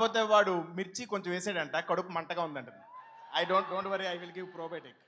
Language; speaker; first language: Telugu; native; Telugu